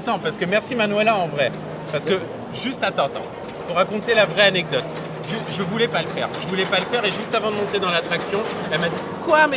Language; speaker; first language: French; native; French